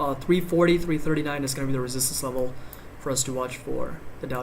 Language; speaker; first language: English; native; English